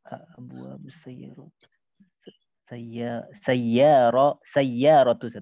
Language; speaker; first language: Arabic; non-native, learner; Indonesian